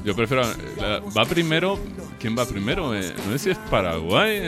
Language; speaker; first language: Spanish; native; Spanish